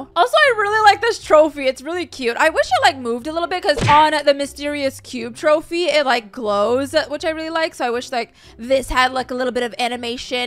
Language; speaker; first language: English; native; English